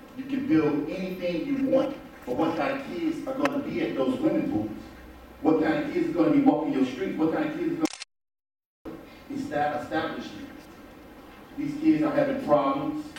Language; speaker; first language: English; native; English